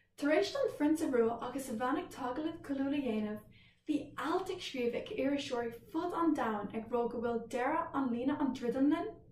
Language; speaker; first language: Irish; non-native, local second language; English